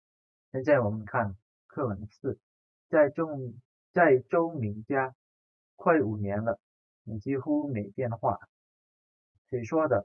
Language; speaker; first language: Chinese; non-native, fluent; Indonesian